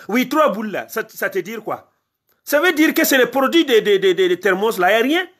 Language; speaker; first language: French; non-native, local second language; Mossi